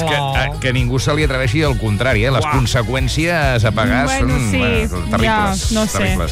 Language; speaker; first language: Catalan; native; Catalan